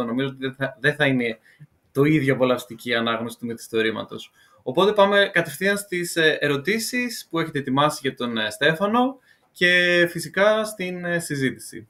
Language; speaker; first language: Greek; native; Greek